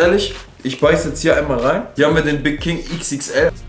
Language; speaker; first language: German; native; German